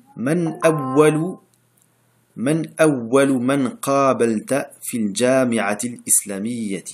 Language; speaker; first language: Arabic; non-native, fluent; French